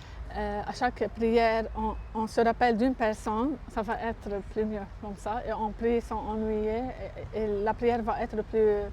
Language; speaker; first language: French; non-native, local second language; Arabic